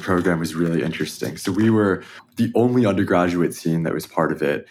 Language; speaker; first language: English; native; English